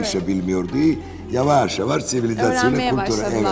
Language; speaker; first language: Turkish; non-native, learner; Georgian